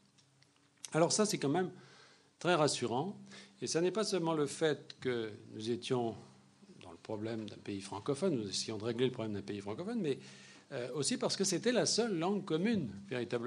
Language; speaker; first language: French; native; French